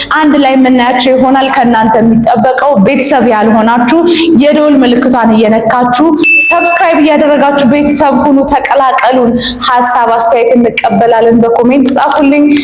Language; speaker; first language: Amharic; native; Amharic